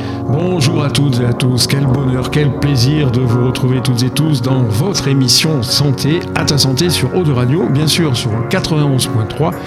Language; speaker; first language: French; native; French